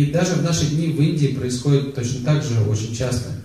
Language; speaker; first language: Russian; native; Russian